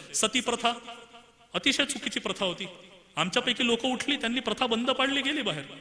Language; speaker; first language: Marathi; native; Marathi